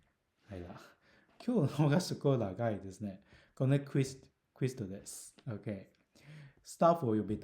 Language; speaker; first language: Japanese; non-native, fluent; Cantonese